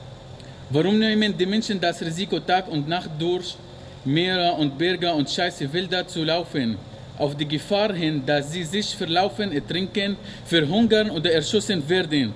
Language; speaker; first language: German; non-native, learner; Arabic